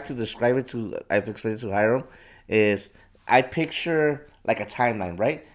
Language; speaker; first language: English; early bilingual, other home language; Spanish